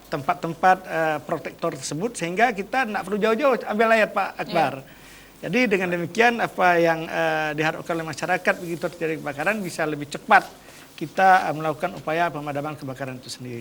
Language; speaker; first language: Malay; native; Malay